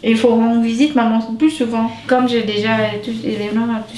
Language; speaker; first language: French; non-native, learner; Vietnamese